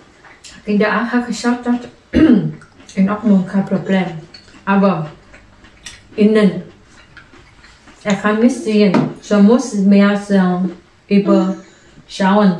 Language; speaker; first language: German; non-native, learner; Vietnamese